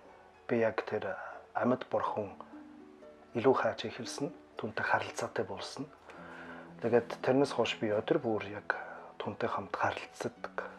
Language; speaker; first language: Mongolian; non-native, fluent; German